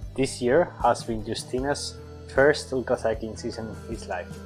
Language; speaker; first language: English; non-native, fluent; Spanish